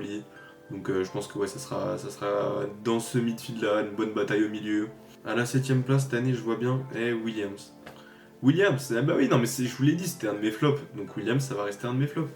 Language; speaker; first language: French; native; French